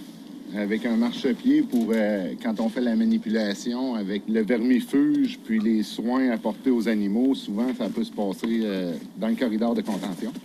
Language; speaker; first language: French; native; French